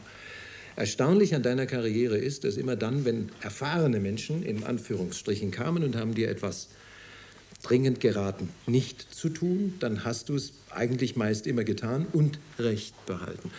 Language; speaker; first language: German; native; German